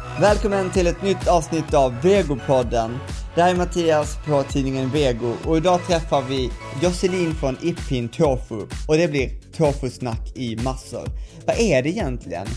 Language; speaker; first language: Swedish; native; Swedish